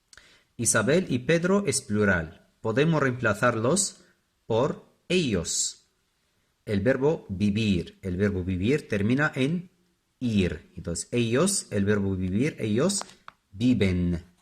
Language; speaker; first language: Spanish; non-native, fluent; Arabic